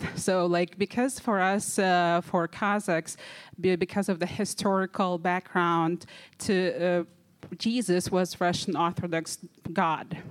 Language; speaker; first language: English; non-native, fluent; Kazakh